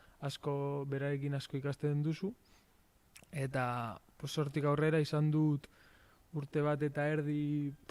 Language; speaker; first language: Basque; non-native, local second language; Spanish